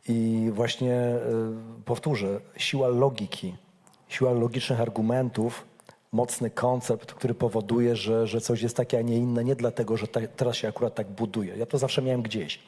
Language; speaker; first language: Polish; native; Polish